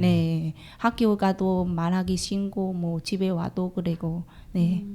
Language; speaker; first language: Korean; non-native, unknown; Vietnamese